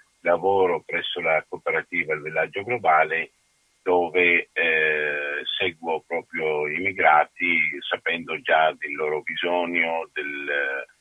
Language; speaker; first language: Italian; non-native, fluent; Spanish